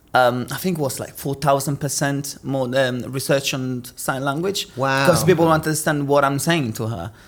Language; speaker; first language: English; non-native, fluent; Italian